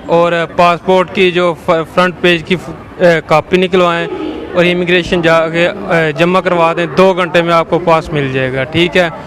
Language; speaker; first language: Urdu; non-native, local second language; Punjabi